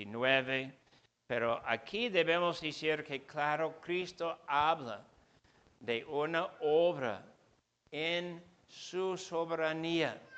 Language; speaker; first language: Spanish; non-native, fluent; English